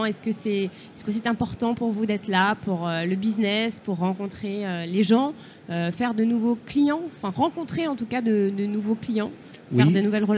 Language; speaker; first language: French; native; French